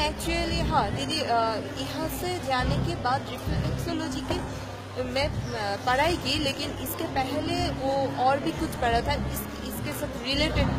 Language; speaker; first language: Hindi; non-native, learner; Bangla